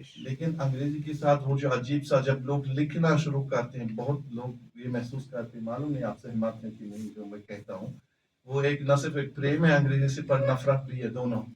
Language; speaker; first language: Hindi; non-native, fluent; German